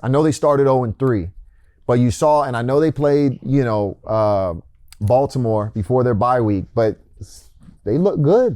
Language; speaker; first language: English; native; English